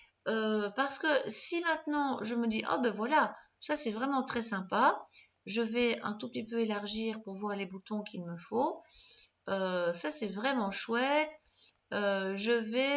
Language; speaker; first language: French; native; French